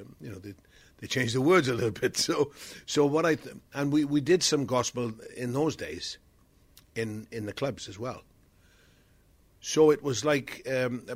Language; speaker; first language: English; native; English